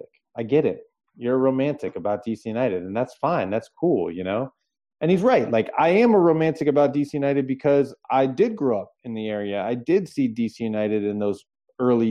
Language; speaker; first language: English; native; English